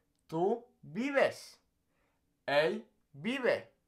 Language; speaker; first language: Spanish; non-native, fluent; English